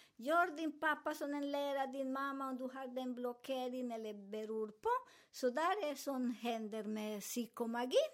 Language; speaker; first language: Swedish; non-native, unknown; Spanish